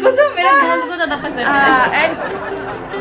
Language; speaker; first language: Hindi; non-native, local second language; Bodo